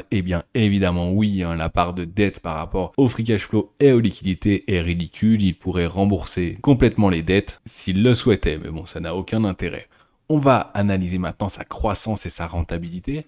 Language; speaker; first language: French; native; French